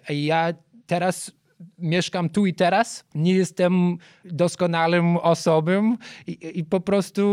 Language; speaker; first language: Polish; non-native, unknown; English